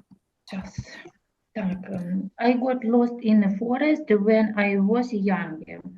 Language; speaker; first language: English; non-native, learner; Russian